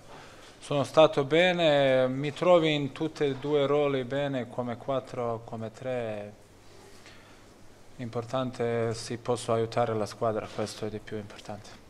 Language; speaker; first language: Italian; non-native, learner; Bosnian